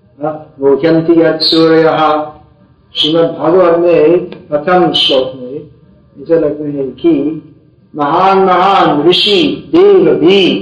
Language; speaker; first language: Hindi; non-native, fluent; English